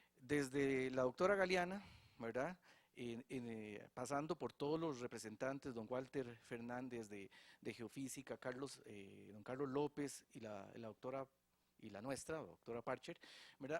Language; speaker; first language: Spanish; native; Spanish